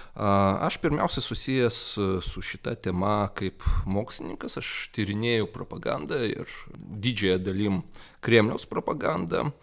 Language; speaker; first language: Lithuanian; non-native, local second language; Russian